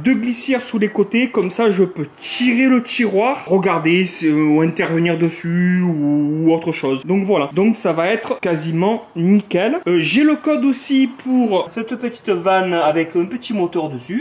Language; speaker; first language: French; native; French